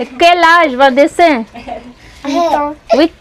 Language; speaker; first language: French; non-native, learner; Telugu